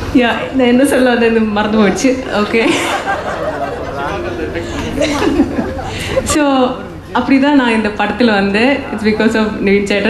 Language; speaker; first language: Tamil; non-native, learner; Malayalam